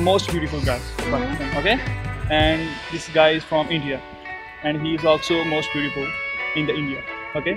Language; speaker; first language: English; non-native, local second language; Urdu